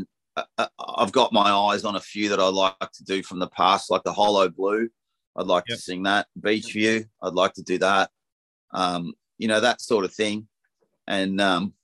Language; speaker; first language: English; native; English